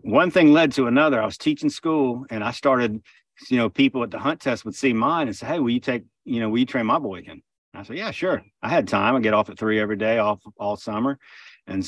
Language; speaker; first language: English; native; English